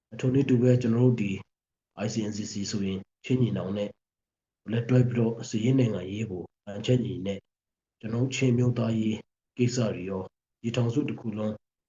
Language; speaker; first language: Burmese; non-native, local second language; Hakha Chin